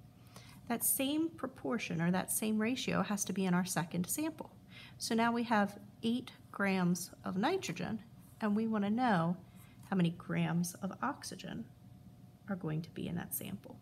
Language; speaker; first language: English; native; English